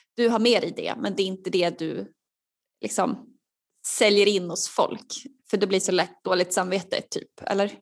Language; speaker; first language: Swedish; native; Swedish